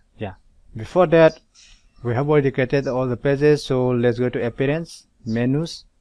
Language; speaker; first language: English; non-native, local second language; Manipuri